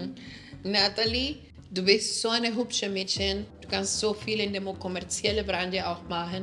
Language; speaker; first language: German; non-native, fluent; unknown